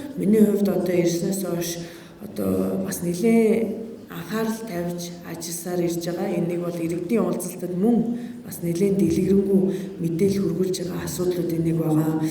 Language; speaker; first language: Mongolian; native; Mongolian